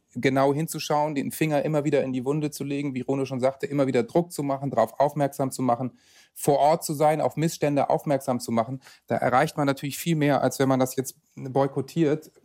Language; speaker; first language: German; native; German